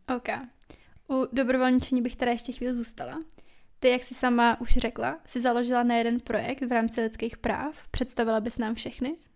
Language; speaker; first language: Czech; native; Czech